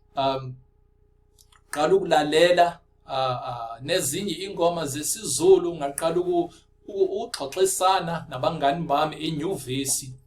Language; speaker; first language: Zulu; non-native, local second language; Afrikaans